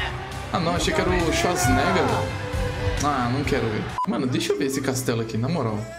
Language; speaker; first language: Portuguese; native; Portuguese